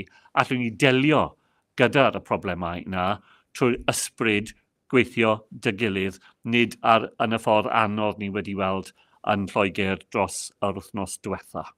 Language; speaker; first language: Welsh; non-native, local second language; English